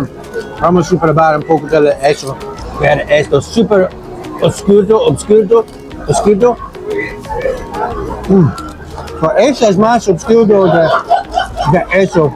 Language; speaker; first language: Spanish; non-native, learner; English